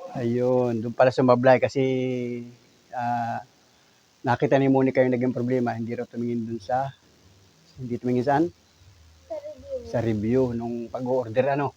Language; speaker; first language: Filipino; native; Filipino